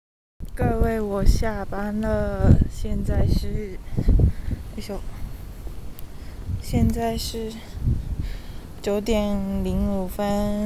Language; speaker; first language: Chinese; early bilingual, heritage; Chinese